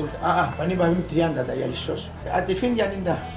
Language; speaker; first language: Turkish; early bilingual, heritage; Greek